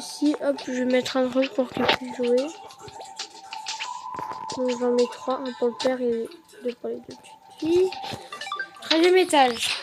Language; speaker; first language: French; native; French